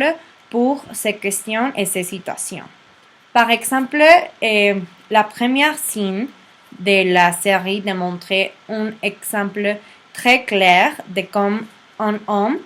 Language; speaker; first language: French; non-native, learner; Spanish